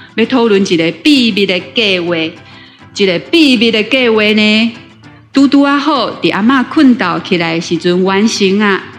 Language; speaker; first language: Chinese; native; Chinese